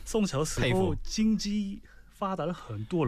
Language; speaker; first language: Chinese; non-native, fluent; Korean